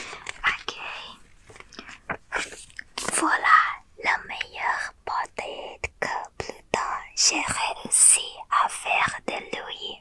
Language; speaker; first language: French; non-native, learner; Thai